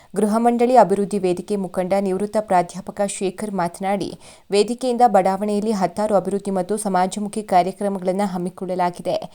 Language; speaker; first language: Kannada; native; Kannada